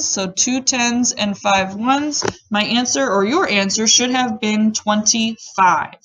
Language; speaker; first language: English; native; English